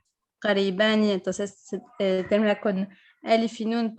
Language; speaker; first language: Spanish; non-native, fluent; Arabic